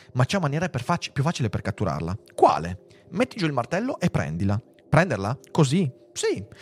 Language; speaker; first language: Italian; native; Italian